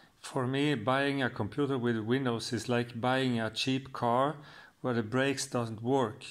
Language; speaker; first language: English; non-native, fluent; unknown